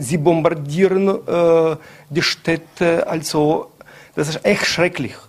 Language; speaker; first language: German; non-native, learner; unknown